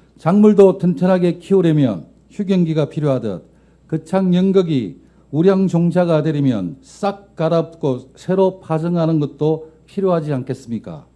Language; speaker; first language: Korean; native; Korean